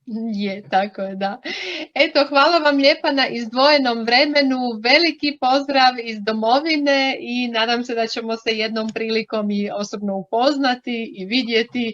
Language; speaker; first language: Croatian; native; Croatian